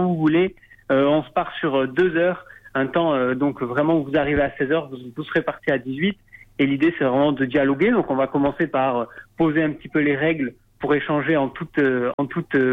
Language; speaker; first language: French; native; French